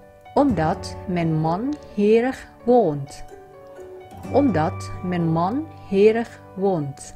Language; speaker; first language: Dutch; non-native, learner; Vietnamese